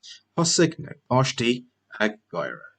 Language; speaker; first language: Irish; non-native, local second language; English